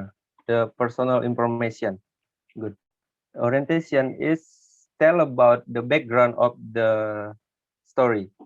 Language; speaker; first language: English; non-native, learner; Indonesian